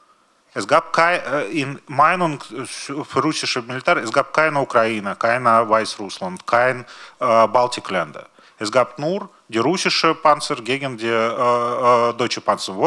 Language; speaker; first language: German; non-native, learner; Russian